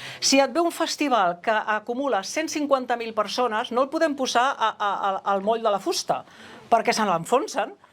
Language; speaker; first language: Catalan; non-native, local second language; Spanish